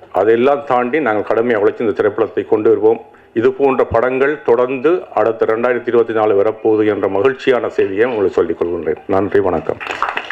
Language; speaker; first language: Tamil; native; Tamil